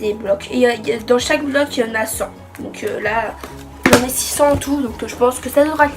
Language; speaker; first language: French; native; French